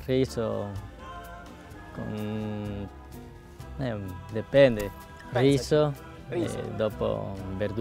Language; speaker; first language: Italian; non-native, learner; Korean